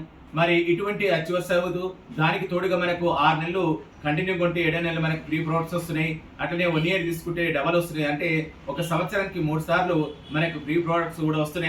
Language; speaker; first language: Telugu; native; Telugu